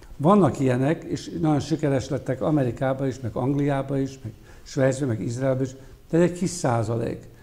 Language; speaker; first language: Hungarian; early bilingual, heritage; Hungarian